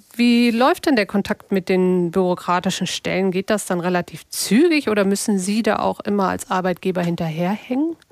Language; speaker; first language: German; native; German